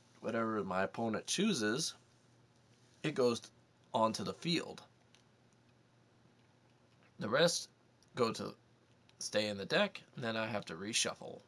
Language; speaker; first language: English; native; English